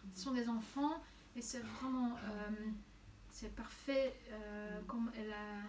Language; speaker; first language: French; non-native, local second language; Dutch